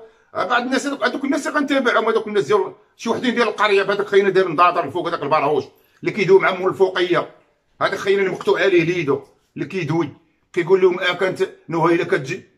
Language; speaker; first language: Arabic; native; Arabic